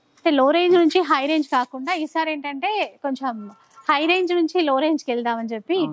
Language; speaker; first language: Telugu; native; Telugu